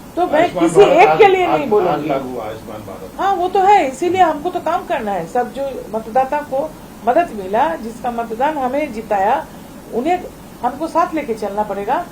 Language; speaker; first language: Hindi; non-native, local second language; Bangla